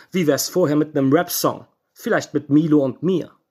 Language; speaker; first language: German; native; German